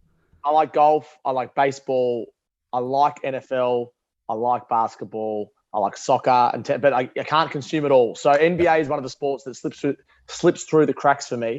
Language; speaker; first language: English; native; English